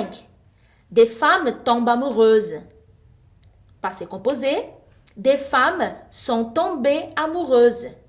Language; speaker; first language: French; non-native, fluent; Portuguese